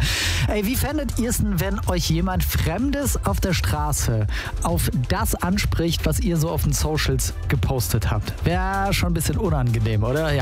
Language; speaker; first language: German; native; German